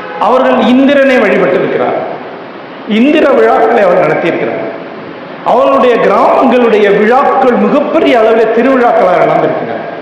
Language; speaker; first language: Tamil; non-native, local second language; Malayalam